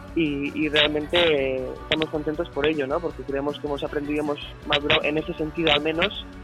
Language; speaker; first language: Spanish; non-native, local second language; Basque